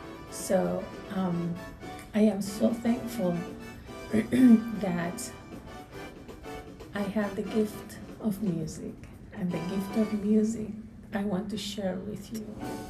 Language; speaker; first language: English; non-native, fluent; Spanish